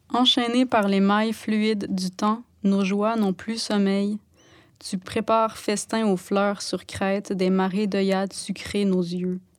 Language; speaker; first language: French; native; French